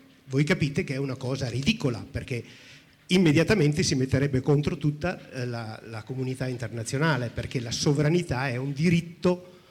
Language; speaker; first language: Italian; native; Italian